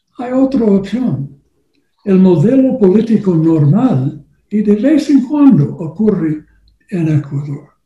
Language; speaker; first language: Spanish; non-native, learner; English